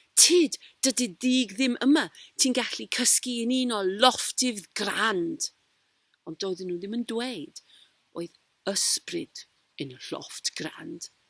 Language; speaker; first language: Welsh; non-native, local second language; English